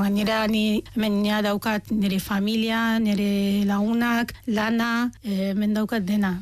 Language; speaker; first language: Basque; non-native, fluent; Arabic